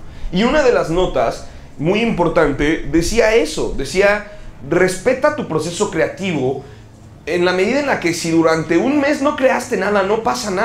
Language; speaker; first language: Spanish; native; Spanish